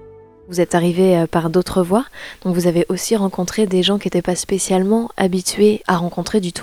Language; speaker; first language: French; native; French